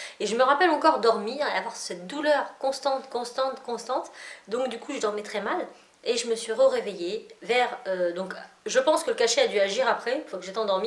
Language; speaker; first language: French; native; French